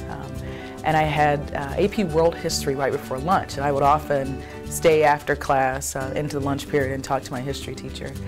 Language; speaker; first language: English; native; English